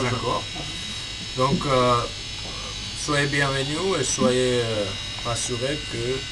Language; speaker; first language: French; non-native, fluent; Georgian